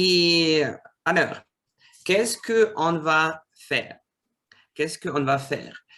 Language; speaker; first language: French; non-native, fluent; Russian